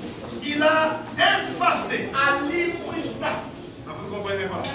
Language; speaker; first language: French; non-native, local second language; Lingala